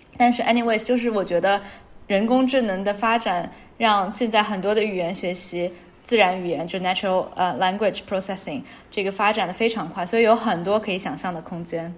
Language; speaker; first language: Chinese; native; Chinese